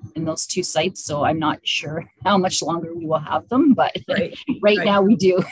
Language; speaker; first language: English; native; English